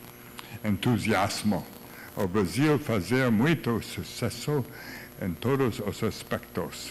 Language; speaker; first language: Portuguese; non-native, learner; English